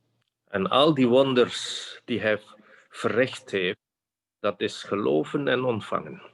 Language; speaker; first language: Dutch; non-native, fluent; Indonesian